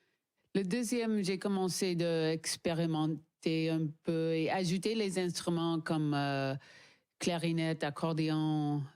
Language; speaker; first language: French; non-native, learner; English